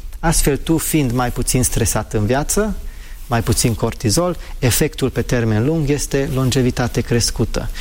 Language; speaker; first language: Romanian; non-native, fluent; English